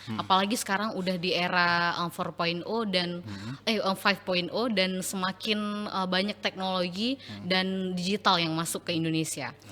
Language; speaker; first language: Indonesian; non-native, local second language; Achinese